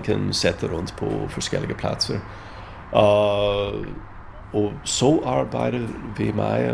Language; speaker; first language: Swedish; non-native, fluent; English